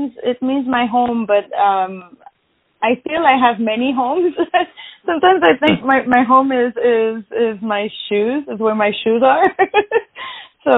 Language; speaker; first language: English; non-native, fluent; French